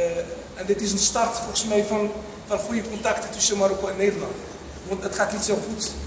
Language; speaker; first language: Dutch; non-native, fluent; Riffian